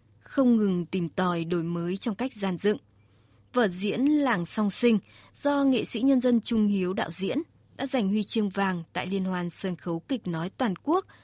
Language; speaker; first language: Vietnamese; native; Vietnamese